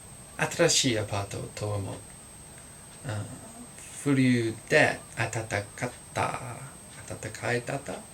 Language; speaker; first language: Japanese; non-native, learner; English